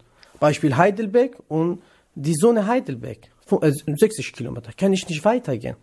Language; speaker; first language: German; non-native, learner; Kurdish